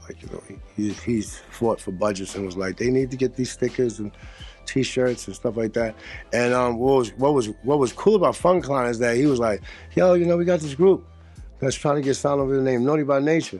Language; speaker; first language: English; native; English